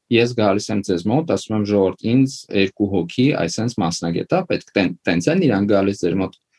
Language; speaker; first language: Armenian; native; Armenian